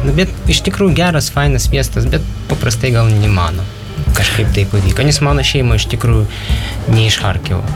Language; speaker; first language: Lithuanian; non-native, fluent; Ukrainian